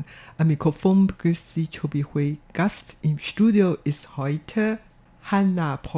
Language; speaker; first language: German; non-native, fluent; Chinese